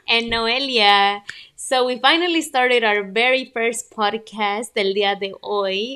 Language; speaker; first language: English; early bilingual, other home language; Spanish